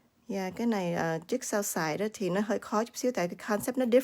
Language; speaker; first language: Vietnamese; early bilingual, heritage; Vietnamese